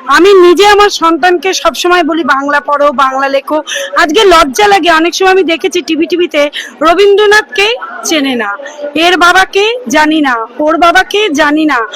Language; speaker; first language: Bangla; native; Bangla